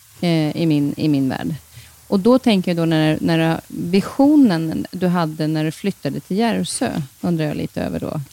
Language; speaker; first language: Swedish; native; Swedish